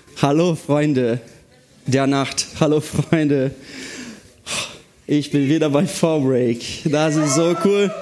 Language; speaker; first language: German; non-native, fluent; Portuguese